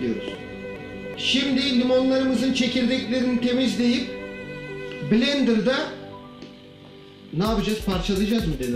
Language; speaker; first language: Turkish; native; Turkish